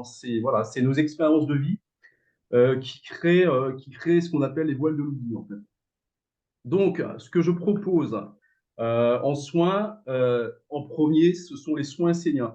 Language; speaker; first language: French; native; French